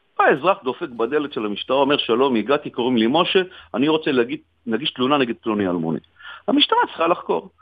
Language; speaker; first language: Hebrew; native; Hebrew